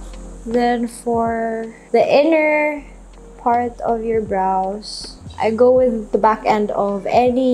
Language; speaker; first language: English; non-native, local second language; Filipino